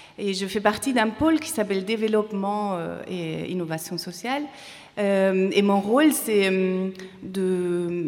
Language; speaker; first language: French; non-native, fluent; German